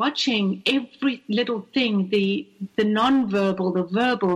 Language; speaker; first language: English; native; English